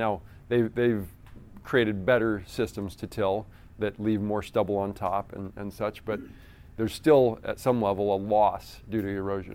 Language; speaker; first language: English; native; English